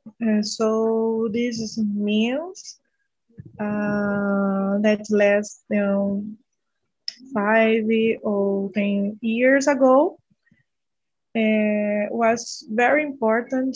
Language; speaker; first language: English; non-native, learner; Portuguese